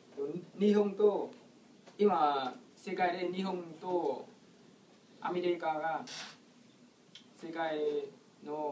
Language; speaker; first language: Japanese; non-native, learner; Vietnamese